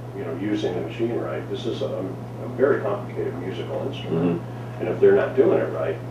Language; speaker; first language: English; native; English